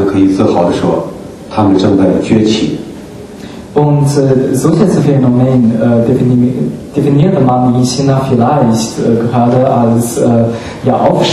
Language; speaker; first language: German; non-native, fluent; Chinese